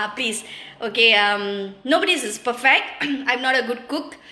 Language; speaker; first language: English; non-native, local second language; Tamil